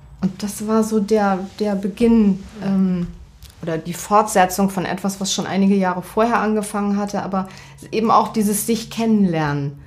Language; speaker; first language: German; native; German